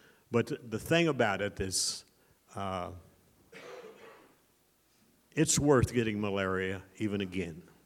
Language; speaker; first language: English; native; English